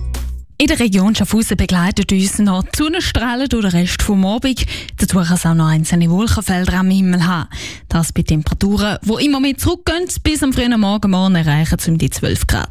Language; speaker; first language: German; native; German